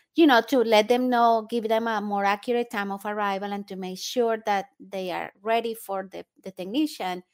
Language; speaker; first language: English; non-native, fluent; Spanish